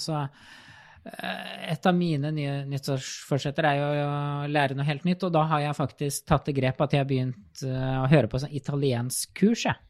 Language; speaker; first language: Norwegian; native; Norwegian